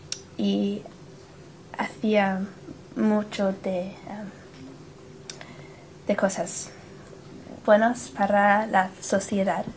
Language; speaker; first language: Spanish; non-native, learner; English